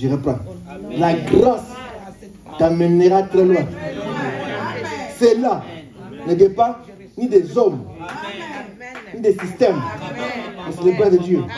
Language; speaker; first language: French; non-native, local second language; Lingala